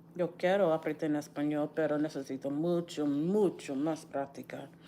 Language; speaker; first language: Spanish; non-native, learner; English